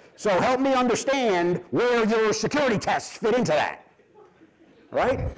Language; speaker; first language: English; native; English